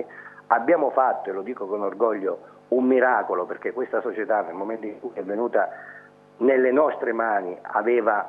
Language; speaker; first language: Italian; native; Italian